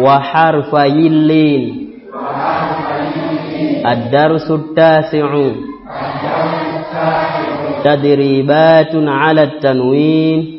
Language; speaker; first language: Arabic; non-native, fluent; Swahili